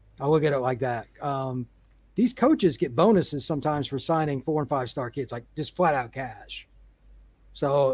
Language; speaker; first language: English; native; English